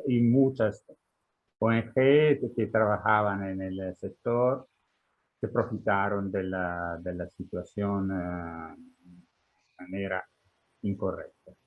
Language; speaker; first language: Spanish; non-native, fluent; Italian